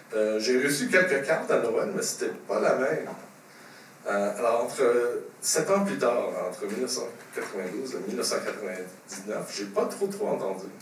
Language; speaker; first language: French; native; French